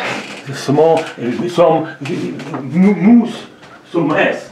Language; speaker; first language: Swedish; non-native, learner; Czech